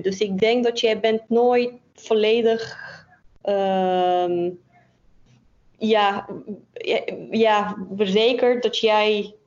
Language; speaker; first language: Dutch; non-native, fluent; Romanian